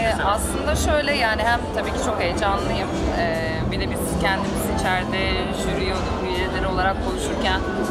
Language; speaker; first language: Turkish; native; Turkish